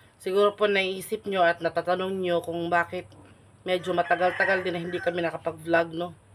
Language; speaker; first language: Filipino; non-native, local second language; Cebuano